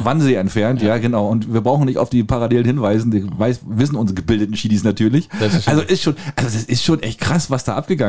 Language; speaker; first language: German; native; German